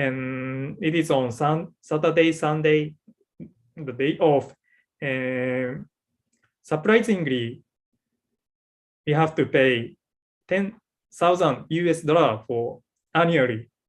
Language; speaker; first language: English; non-native, learner; Japanese